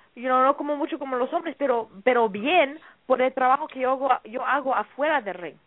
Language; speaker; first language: Spanish; early bilingual, heritage; Spanish